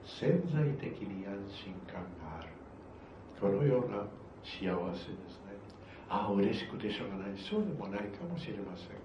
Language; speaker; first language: Japanese; non-native, fluent; Spanish